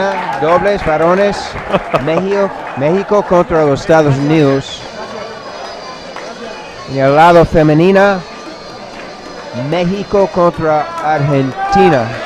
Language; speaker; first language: Spanish; non-native, learner; English